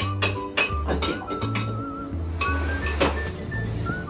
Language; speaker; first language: Japanese; native; Japanese